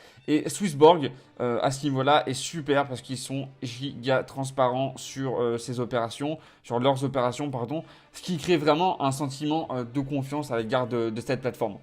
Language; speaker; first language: French; native; French